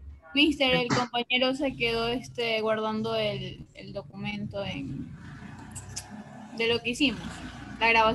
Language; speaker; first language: Spanish; native; Spanish